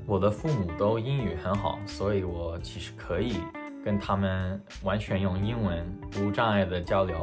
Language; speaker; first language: Chinese; early bilingual, heritage; Chinese